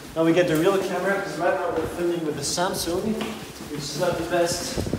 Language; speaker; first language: English; non-native, fluent; French